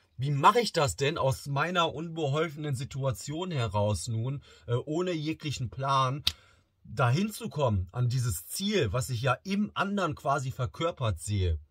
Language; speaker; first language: German; early bilingual, other home language; Bosnian